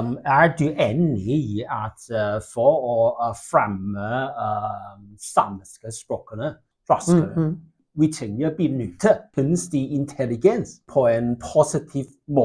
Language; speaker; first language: Norwegian; non-native, learner; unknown